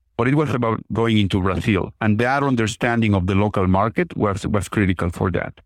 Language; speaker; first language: English; non-native, fluent; Spanish